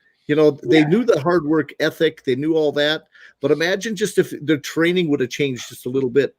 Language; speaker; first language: English; native; English